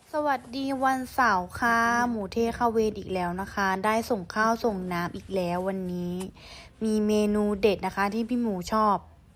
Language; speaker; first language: Thai; native; Thai